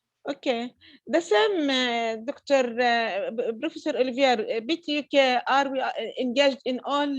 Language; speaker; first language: English; non-native, fluent; Arabic